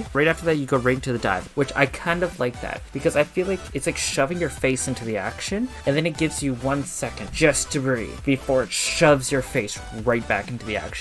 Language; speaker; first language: English; native; English